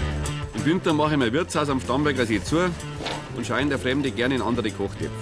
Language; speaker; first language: German; native; German